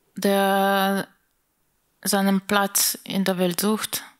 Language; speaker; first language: German; non-native, fluent; Slovenian